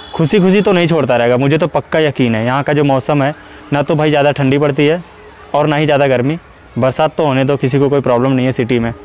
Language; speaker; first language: Hindi; native; Hindi